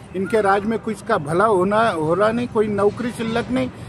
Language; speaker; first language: Hindi; non-native, local second language; Marathi